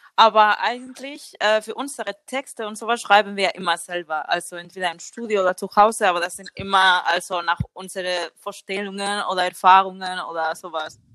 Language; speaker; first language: German; non-native, learner; Spanish